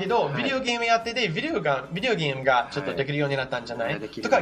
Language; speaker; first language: Japanese; non-native, fluent; English